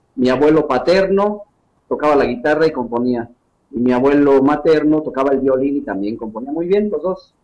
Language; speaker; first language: Spanish; native; Spanish